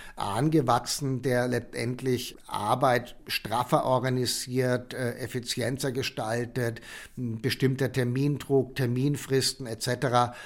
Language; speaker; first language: German; native; German